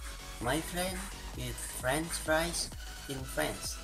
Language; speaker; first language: English; non-native, learner; Indonesian